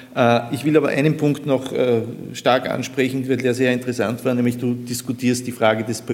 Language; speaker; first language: German; native; German